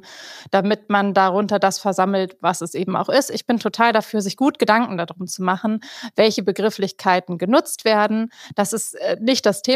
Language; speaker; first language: German; native; German